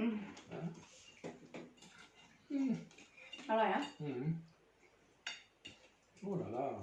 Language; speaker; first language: English; non-native, learner; Thai